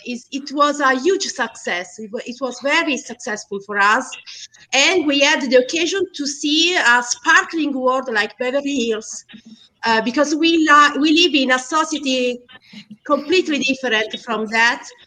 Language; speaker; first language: English; non-native, fluent; Italian